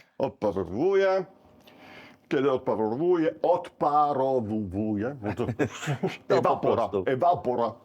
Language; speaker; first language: Polish; non-native, learner; Italian